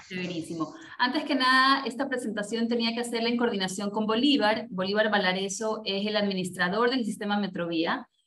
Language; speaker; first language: Spanish; native; Spanish